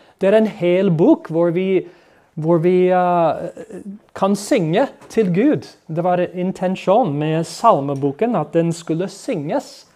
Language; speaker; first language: Norwegian; non-native, fluent; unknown